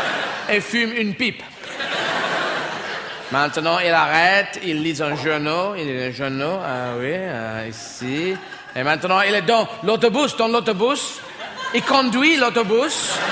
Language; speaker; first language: French; non-native, learner; English